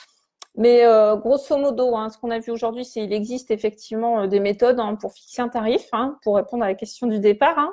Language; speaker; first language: French; native; French